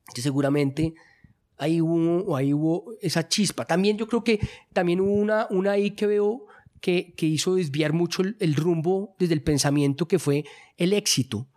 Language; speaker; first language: Spanish; native; Spanish